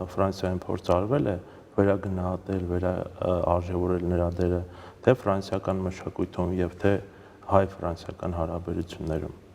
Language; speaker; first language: Armenian; native; Armenian